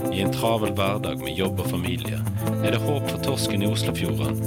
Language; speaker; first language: Norwegian; native; Norwegian